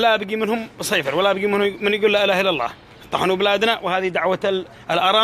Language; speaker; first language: Arabic; native; Arabic